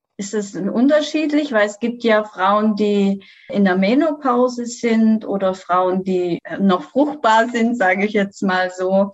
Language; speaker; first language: German; native; German